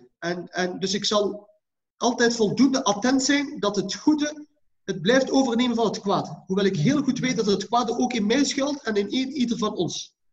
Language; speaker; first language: Dutch; early bilingual, other home language; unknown